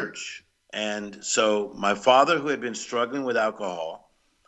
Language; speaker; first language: English; native; English